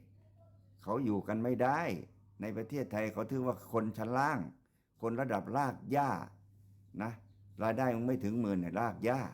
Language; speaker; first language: Thai; non-native, local second language; Lao